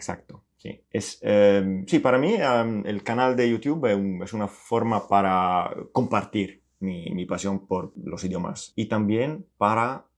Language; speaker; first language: Spanish; non-native, fluent; Italian